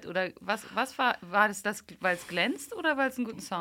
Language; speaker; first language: German; native; German